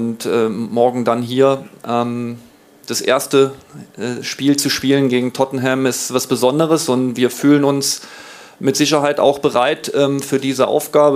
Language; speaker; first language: German; native; German